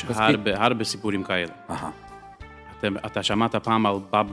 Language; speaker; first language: Hebrew; early bilingual, heritage; English